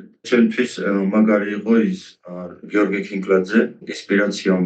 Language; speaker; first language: Georgian; early bilingual, heritage; Georgian